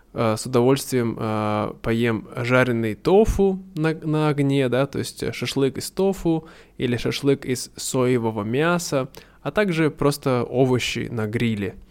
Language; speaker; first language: Russian; native; Russian